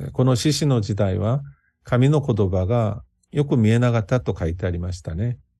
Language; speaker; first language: Japanese; non-native, fluent; Korean